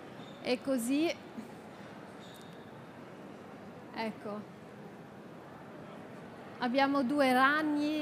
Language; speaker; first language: Italian; non-native, fluent; German